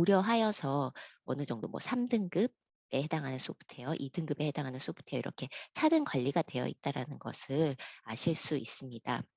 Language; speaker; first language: Korean; native; Korean